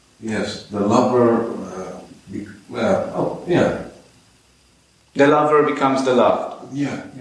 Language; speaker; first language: English; non-native, fluent; Dutch